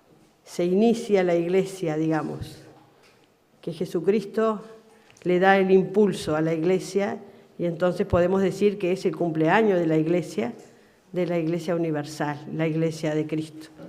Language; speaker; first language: Spanish; native; Spanish